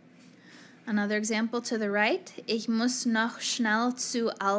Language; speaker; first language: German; non-native, fluent; English